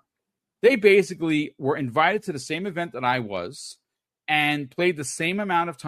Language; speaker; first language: English; native; English